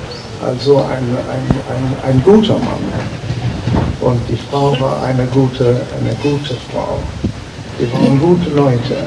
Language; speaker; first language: German; early bilingual, heritage; German